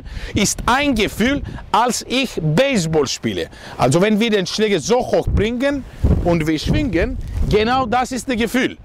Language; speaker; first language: German; non-native, learner; Greek